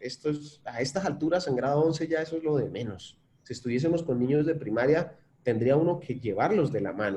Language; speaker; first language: Spanish; native; Spanish